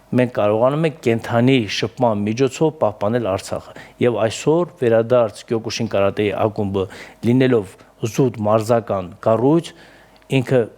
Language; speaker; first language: Armenian; native; Armenian